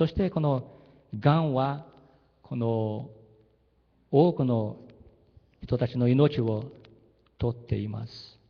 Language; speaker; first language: Japanese; early bilingual, heritage; Japanese